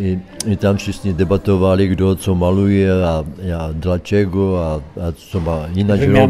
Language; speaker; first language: Polish; non-native, learner; Czech